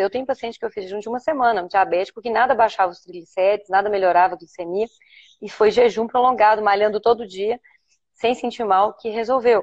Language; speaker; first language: Portuguese; native; Portuguese